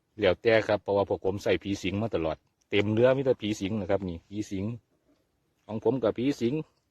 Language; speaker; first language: Thai; native; Thai